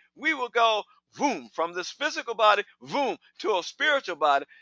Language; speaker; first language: English; native; English